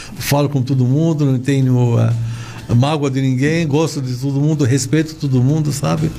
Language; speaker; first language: Portuguese; non-native, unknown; Arabic